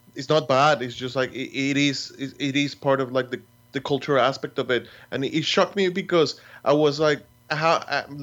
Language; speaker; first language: English; non-native, fluent; Spanish